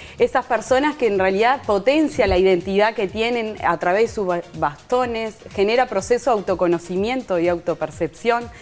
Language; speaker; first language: Spanish; native; Spanish